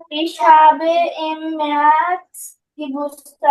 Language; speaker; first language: German; non-native, learner; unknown